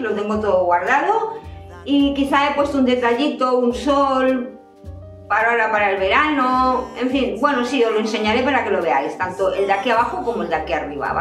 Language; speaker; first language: Spanish; native; Spanish